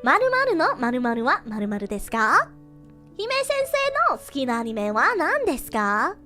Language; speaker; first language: Japanese; non-native, learner; English